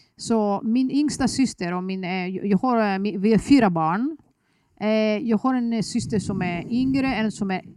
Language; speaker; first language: Swedish; non-native, fluent; Greek